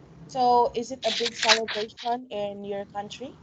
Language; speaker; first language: English; non-native, fluent; Filipino